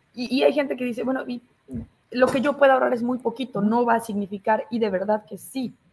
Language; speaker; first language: Spanish; native; Spanish